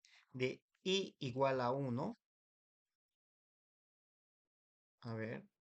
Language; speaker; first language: Spanish; native; Spanish